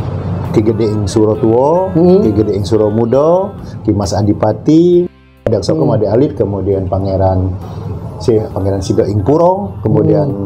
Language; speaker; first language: Indonesian; native; Indonesian